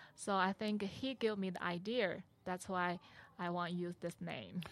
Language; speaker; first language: English; non-native, learner; Chinese